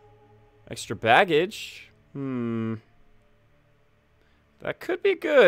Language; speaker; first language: English; native; English